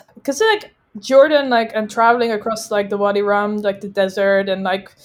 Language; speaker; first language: English; non-native, fluent; Dutch